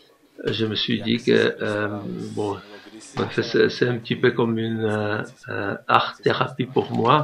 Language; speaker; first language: French; non-native, fluent; Czech